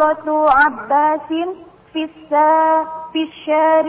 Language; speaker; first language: Arabic; non-native, learner; Indonesian